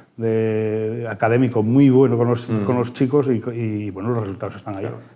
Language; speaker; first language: Spanish; native; Spanish